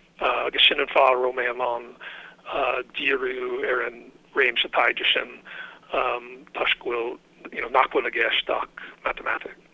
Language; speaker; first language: Irish; non-native, fluent; English